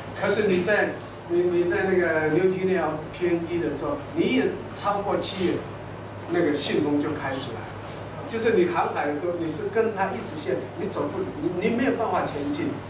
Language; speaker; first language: Chinese; non-native, local second language; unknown